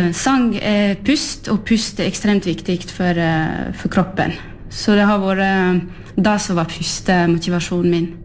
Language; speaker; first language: Norwegian; early bilingual, heritage; French